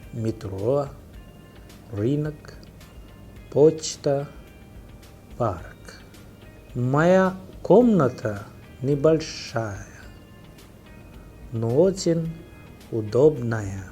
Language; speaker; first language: Russian; non-native, fluent; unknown